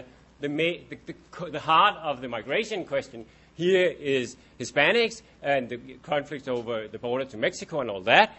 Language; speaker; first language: English; non-native, fluent; Danish